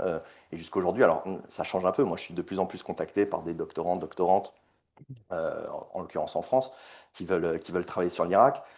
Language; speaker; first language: French; native; French